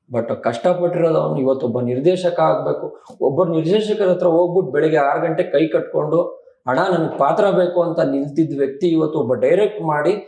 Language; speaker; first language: Kannada; native; Kannada